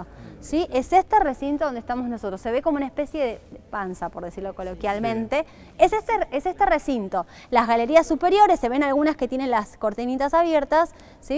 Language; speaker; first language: Spanish; native; Spanish